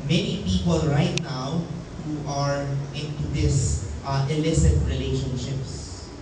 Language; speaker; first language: English; non-native, local second language; Filipino